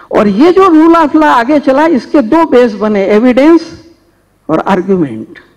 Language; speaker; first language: Hindi; native; Hindi